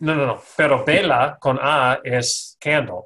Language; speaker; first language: Spanish; non-native, fluent; English